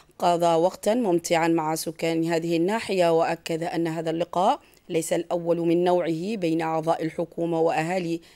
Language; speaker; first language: Arabic; non-native, local second language; Somali